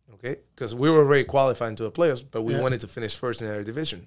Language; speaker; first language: English; early bilingual, other home language; Spanish